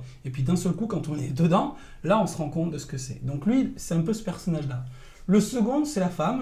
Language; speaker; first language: French; native; French